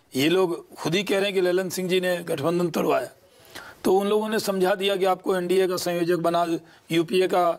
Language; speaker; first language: Hindi; native; Hindi